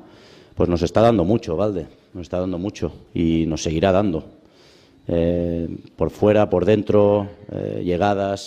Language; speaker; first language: Spanish; native; Spanish